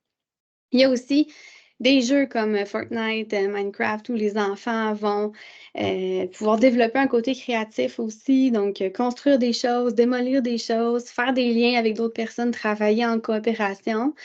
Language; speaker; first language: French; native; French